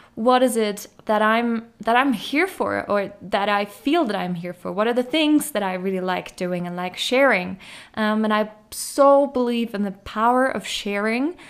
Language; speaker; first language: English; non-native, fluent; German